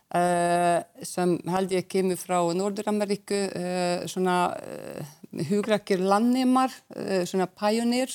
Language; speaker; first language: Icelandic; non-native, fluent; Hungarian